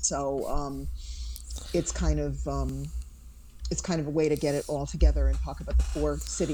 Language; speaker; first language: English; native; English